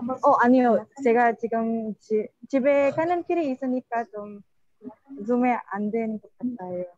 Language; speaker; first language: Korean; non-native, learner; Indonesian